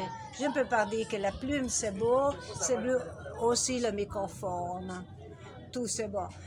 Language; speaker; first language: French; non-native, learner; Italian